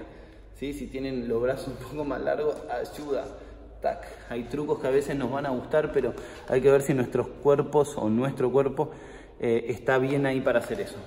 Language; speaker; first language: Spanish; native; Spanish